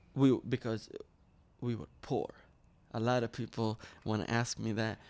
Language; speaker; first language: English; early bilingual, other home language; Arabic